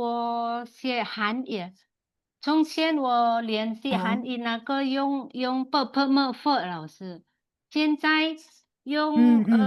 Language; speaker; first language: Chinese; non-native, learner; Indonesian